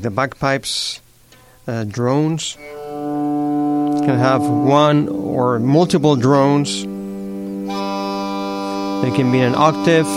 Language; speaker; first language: English; non-native, fluent; Spanish